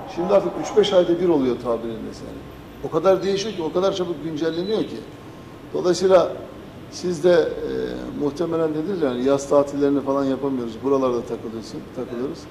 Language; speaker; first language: Turkish; native; Turkish